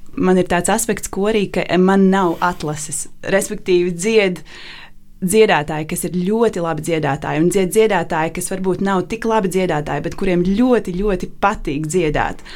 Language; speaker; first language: Latvian; native; Latvian